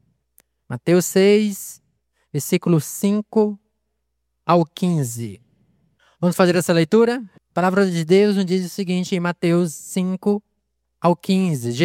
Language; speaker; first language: Portuguese; native; Portuguese